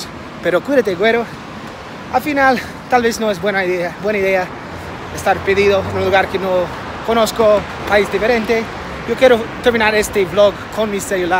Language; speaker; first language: Spanish; non-native, fluent; English